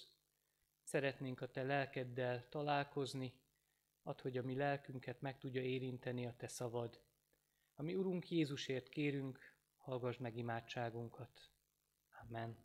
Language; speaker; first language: Hungarian; native; Hungarian